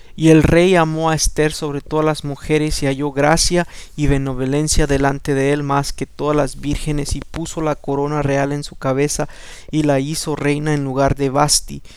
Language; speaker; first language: Spanish; early bilingual, heritage; Spanish